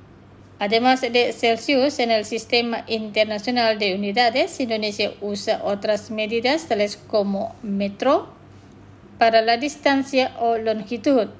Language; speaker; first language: Spanish; non-native, fluent; Indonesian